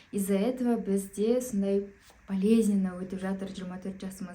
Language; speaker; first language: Russian; non-native, local second language; Kazakh